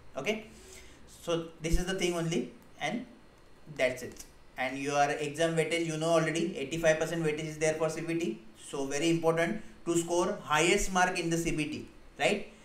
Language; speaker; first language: English; non-native, local second language; Hindi